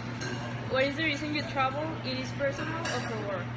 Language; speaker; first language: English; non-native, learner; Spanish